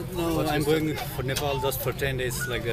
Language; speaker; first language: English; non-native, learner; Nepali